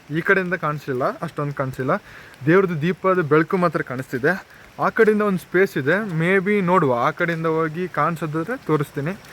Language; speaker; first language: Kannada; non-native, local second language; Kodava